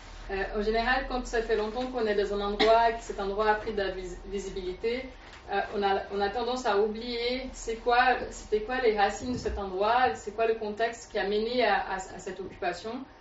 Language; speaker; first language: French; native; French